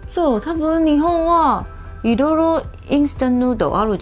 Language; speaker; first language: Japanese; non-native, fluent; Chinese